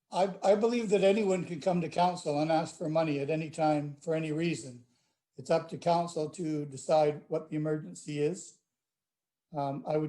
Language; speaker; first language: English; native; English